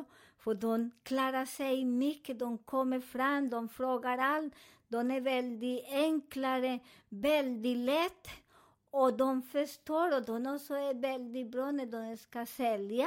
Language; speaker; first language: Swedish; non-native, learner; Spanish